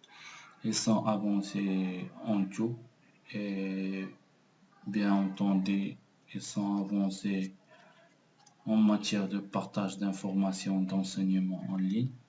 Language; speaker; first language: French; non-native, local second language; Arabic